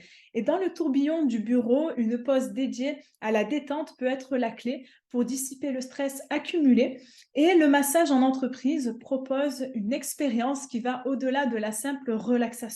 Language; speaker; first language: French; native; French